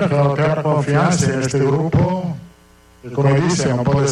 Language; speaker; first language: Portuguese; non-native, fluent; Italian